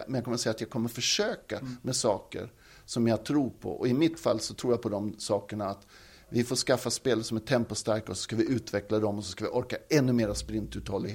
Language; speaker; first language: Swedish; native; Swedish